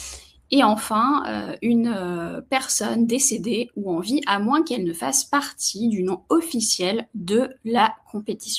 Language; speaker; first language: French; native; French